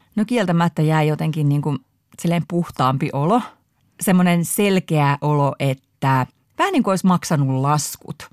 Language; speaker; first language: Finnish; native; Finnish